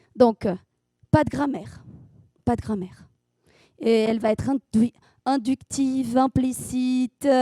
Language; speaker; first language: French; non-native, fluent; Portuguese